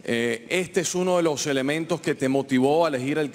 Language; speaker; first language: Spanish; native; Spanish